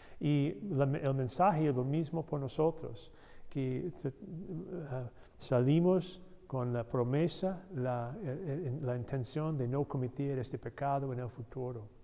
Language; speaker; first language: Spanish; non-native, learner; English